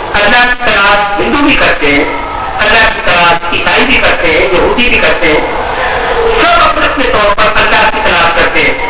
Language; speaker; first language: Urdu; non-native, local second language; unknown